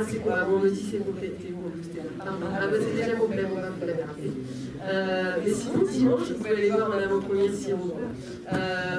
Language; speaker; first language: French; native; French